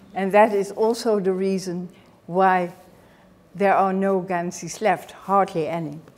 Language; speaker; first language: English; non-native, fluent; Dutch